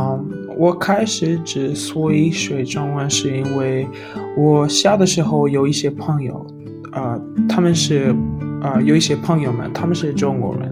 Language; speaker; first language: Chinese; non-native, learner; English